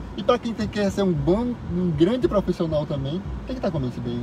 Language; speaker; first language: Portuguese; native; Portuguese